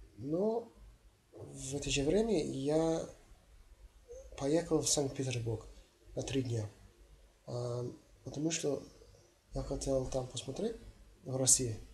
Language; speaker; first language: Russian; non-native, learner; English